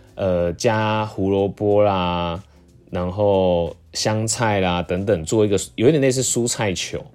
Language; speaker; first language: Chinese; non-native, local second language; Min Nan Chinese